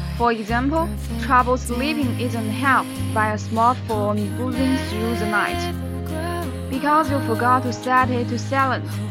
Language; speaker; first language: English; non-native, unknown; Chinese